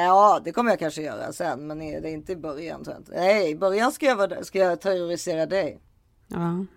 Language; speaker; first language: Swedish; native; Swedish